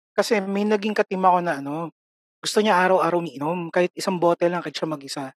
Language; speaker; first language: Filipino; native; Filipino